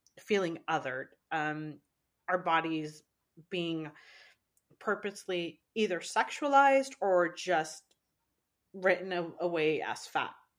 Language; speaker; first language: English; early bilingual, other home language; Spanish